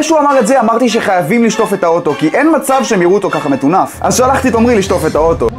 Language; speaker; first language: Hebrew; native; Hebrew